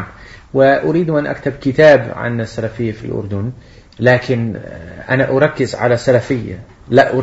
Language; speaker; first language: Arabic; non-native, fluent; Dutch